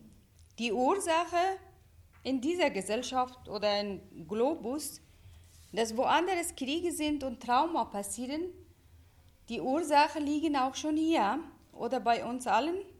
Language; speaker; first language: German; non-native, fluent; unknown